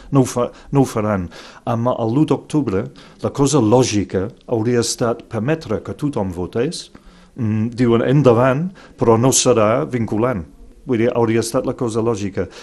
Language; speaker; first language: Catalan; non-native, fluent; English